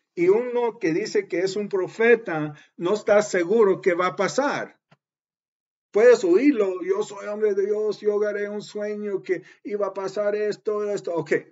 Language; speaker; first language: Spanish; early bilingual, heritage; Spanish